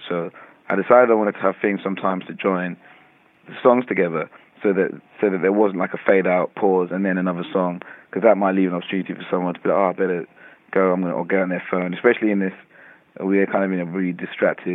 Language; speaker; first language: English; native; English